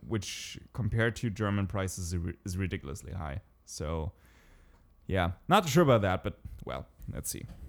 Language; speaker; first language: English; non-native, fluent; German